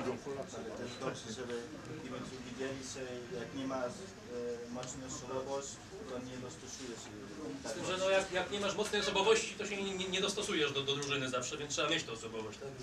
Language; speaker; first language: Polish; non-native, learner; Spanish